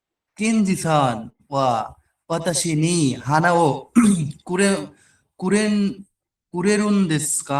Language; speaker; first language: Japanese; non-native, learner; Bangla